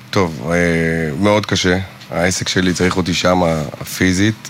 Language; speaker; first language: Hebrew; native; Hebrew